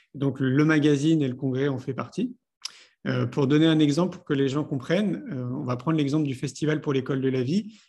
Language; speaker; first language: French; native; French